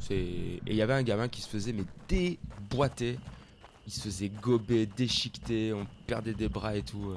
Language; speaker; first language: French; native; French